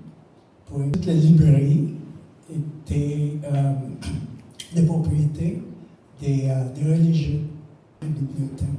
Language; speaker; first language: French; non-native, fluent; English